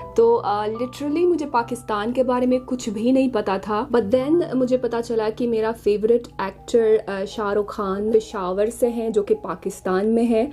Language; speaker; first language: Urdu; non-native, fluent; Arabic